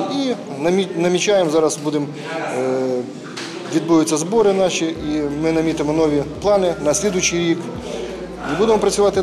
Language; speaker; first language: Ukrainian; native; Ukrainian